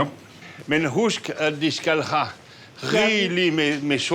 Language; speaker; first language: Danish; non-native, fluent; French